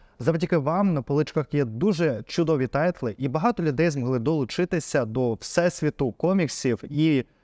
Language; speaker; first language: Ukrainian; non-native, local second language; Russian